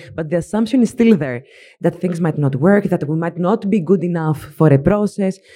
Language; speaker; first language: English; non-native, fluent; Greek